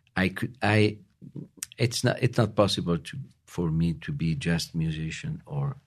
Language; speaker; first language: English; non-native, learner; Italian